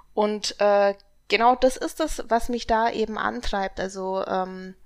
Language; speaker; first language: German; native; German